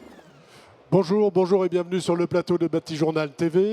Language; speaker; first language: French; native; French